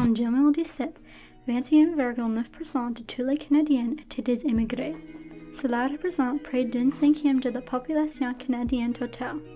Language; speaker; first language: French; non-native, local second language; English